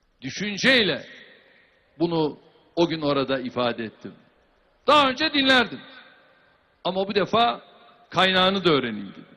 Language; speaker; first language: Turkish; native; Turkish